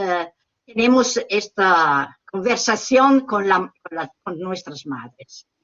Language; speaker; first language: Spanish; non-native, learner; Italian